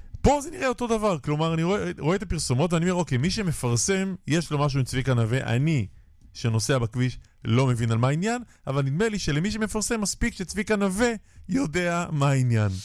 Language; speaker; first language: Hebrew; native; Hebrew